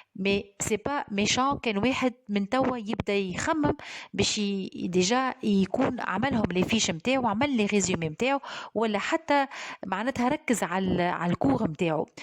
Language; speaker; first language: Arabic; native; Arabic